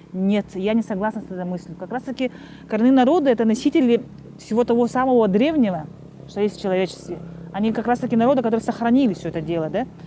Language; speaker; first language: Russian; non-native, local second language; Yakut